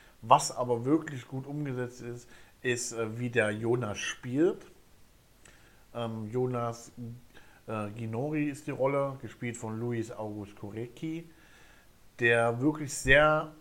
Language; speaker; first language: German; native; German